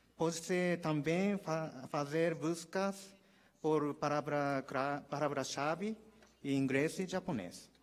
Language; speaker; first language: Portuguese; non-native, learner; Japanese